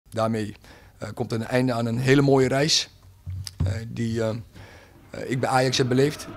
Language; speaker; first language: Dutch; native; Dutch